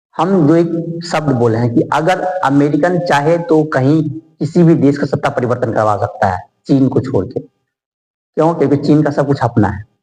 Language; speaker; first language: Hindi; native; Hindi